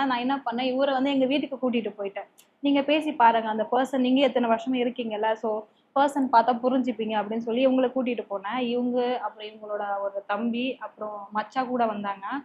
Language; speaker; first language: Tamil; non-native, fluent; Nepali